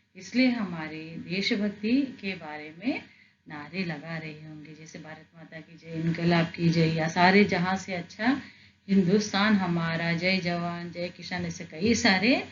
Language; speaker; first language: Hindi; non-native, local second language; Telugu